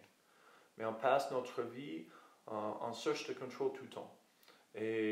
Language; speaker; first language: French; non-native, fluent; English